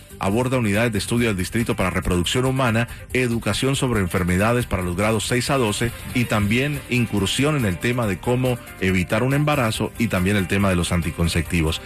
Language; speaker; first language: Spanish; native; Spanish